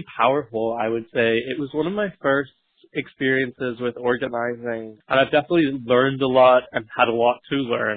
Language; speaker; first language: English; native; English